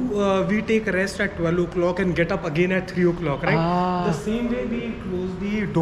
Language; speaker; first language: English; non-native, local second language; Hindi